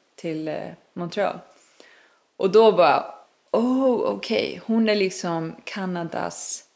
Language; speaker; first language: Swedish; non-native, fluent; Icelandic